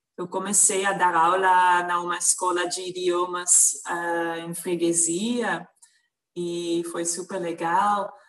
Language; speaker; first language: Portuguese; non-native, fluent; Dutch